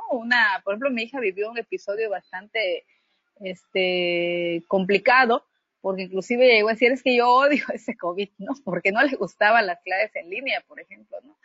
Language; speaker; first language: Spanish; native; Spanish